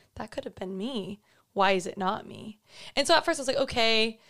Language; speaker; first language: English; native; English